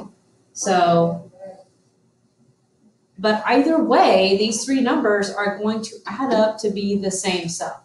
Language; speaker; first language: English; native; English